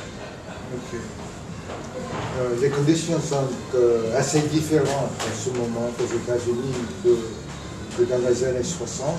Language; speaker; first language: French; non-native, fluent; English